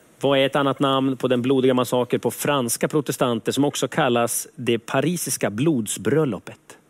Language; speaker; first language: Swedish; native; Swedish